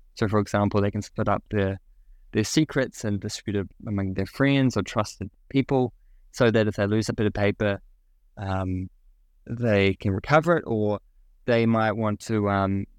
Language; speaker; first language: English; native; English